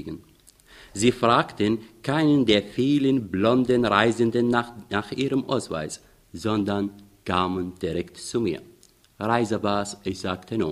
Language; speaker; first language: German; non-native, fluent; Arabic